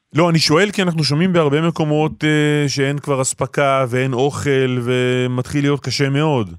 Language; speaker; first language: Hebrew; native; Hebrew